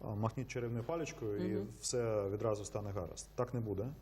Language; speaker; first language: Ukrainian; non-native, fluent; Russian